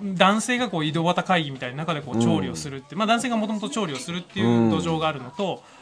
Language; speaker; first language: Japanese; native; Japanese